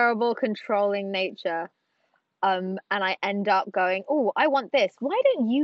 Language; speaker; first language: English; native; English